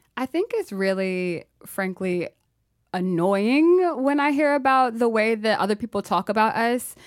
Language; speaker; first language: English; native; English